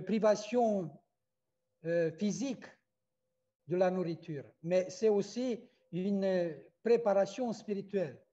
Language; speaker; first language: French; non-native, fluent; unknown